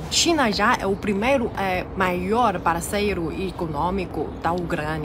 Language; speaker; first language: Portuguese; non-native, fluent; Chinese